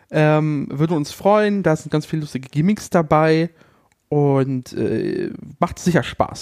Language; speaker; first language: German; native; German